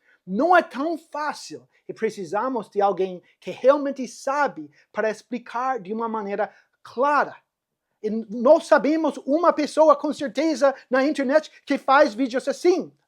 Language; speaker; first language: Portuguese; non-native, fluent; English